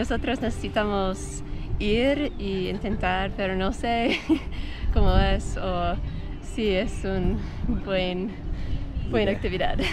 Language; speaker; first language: Spanish; non-native, learner; English